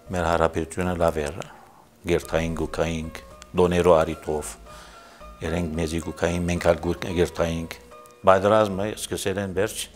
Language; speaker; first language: Armenian; early bilingual, heritage; Armenian